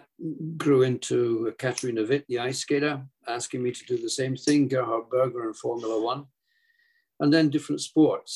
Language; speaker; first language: English; native; English